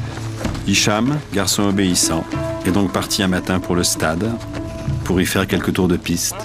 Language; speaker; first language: French; native; French